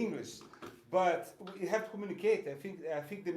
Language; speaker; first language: English; non-native, fluent; Portuguese